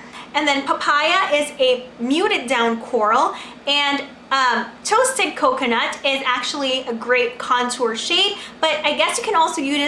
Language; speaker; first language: English; non-native, local second language; Filipino